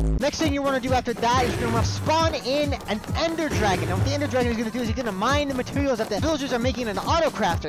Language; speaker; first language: English; native; English